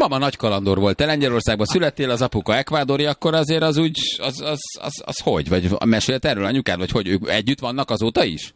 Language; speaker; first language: Hungarian; native; Hungarian